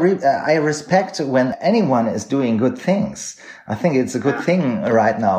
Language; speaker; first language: English; non-native, fluent; German